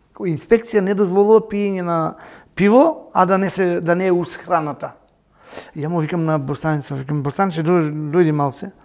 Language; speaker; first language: Macedonian; native; Macedonian